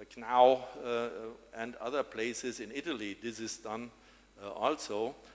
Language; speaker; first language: English; non-native, fluent; German